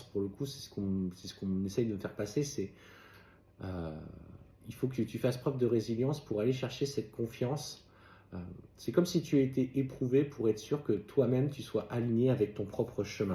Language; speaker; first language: French; native; French